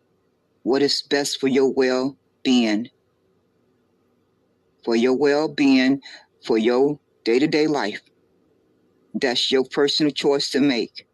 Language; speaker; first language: English; native; English